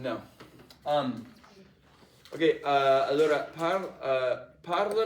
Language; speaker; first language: Italian; non-native, fluent; English